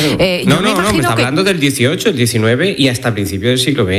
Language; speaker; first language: Spanish; native; Spanish